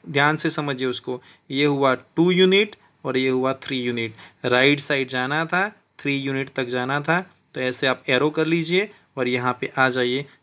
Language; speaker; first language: Hindi; non-native, local second language; Gujarati